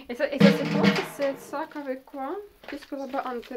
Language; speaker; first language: French; non-native, learner; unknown